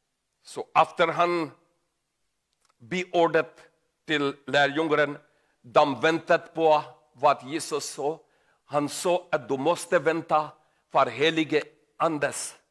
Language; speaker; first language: Swedish; non-native, learner; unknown